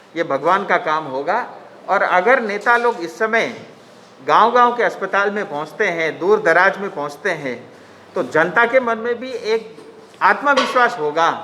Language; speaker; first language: Hindi; non-native, local second language; Nepali